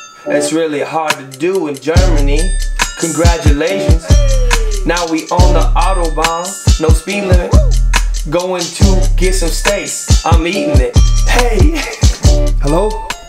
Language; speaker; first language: English; native; English